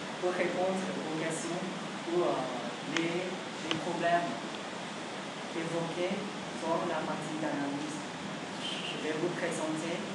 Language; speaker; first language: French; non-native, learner; Vietnamese